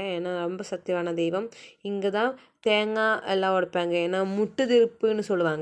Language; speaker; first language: Tamil; non-native, local second language; Malayalam